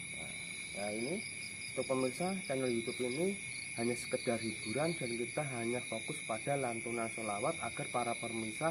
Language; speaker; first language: Indonesian; native; Indonesian